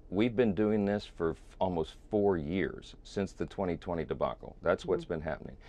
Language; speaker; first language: English; native; English